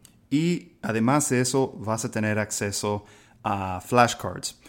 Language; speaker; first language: Spanish; non-native, fluent; English